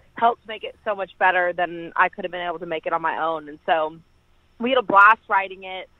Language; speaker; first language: English; native; English